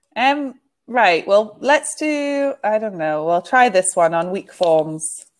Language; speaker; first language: English; native; English